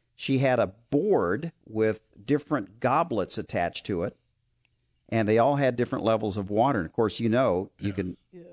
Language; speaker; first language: English; native; English